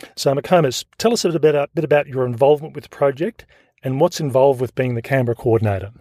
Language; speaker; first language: English; native; English